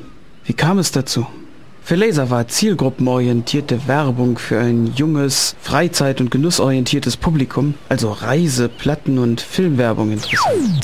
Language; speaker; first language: German; native; German